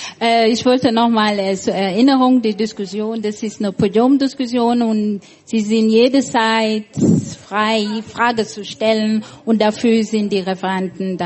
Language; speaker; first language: German; non-native, fluent; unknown